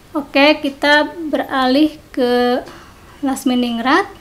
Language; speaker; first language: Indonesian; non-native, local second language; Sundanese